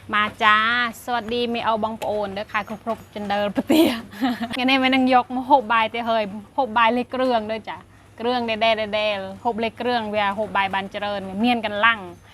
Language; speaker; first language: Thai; non-native, local second language; Northern Khmer